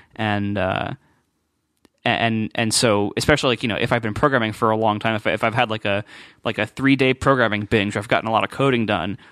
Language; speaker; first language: English; native; English